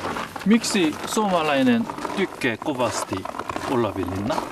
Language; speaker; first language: Finnish; non-native, learner; Korean